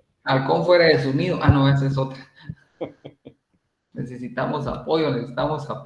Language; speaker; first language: Spanish; native; Spanish